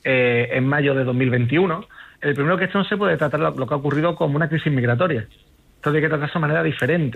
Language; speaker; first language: Spanish; native; Spanish